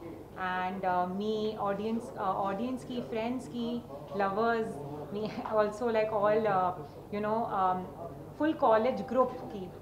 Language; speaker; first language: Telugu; non-native, learner; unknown